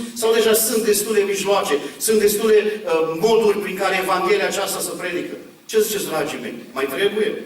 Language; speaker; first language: Romanian; early bilingual, heritage; Romanian